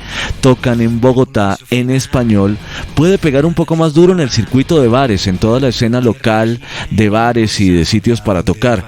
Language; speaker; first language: Spanish; native; Spanish